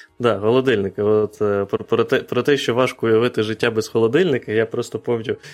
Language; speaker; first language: Ukrainian; native; Ukrainian